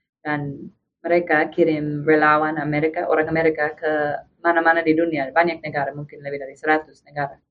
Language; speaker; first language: Indonesian; non-native, fluent; English